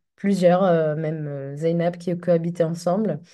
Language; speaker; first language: French; non-native, local second language; Arabic